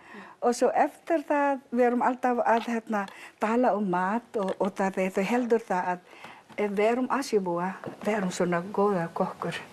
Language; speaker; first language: Icelandic; non-native, learner; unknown